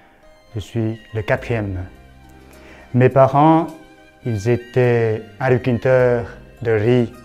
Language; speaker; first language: French; non-native, fluent; Vietnamese